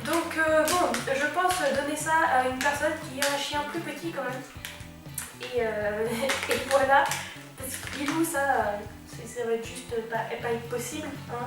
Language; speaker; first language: French; native; French